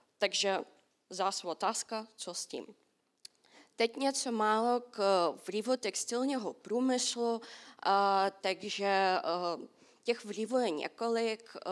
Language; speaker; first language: Czech; non-native, fluent; Russian